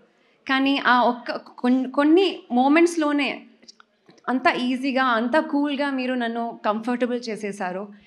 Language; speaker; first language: Telugu; non-native, learner; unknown